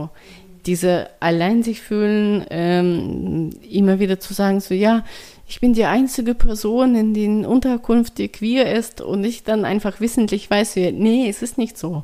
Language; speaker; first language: German; non-native, fluent; Russian